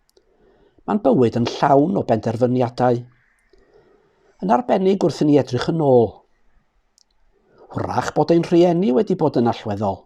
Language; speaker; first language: Welsh; native; Welsh